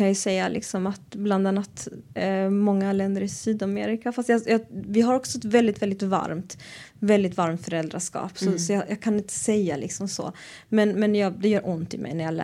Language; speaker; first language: Swedish; native; Swedish